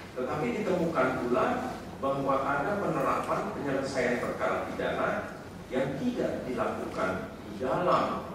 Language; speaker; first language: Indonesian; native; Indonesian